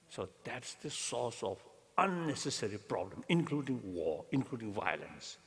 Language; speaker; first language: English; non-native, learner; Tibetan